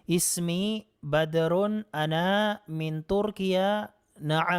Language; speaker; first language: Arabic; non-native, fluent; Filipino